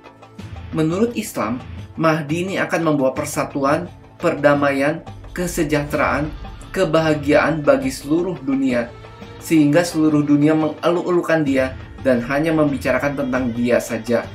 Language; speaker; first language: Indonesian; native; Indonesian